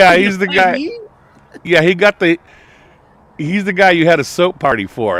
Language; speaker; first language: English; native; English